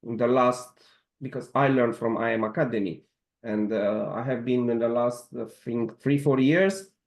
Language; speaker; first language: English; non-native, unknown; Romanian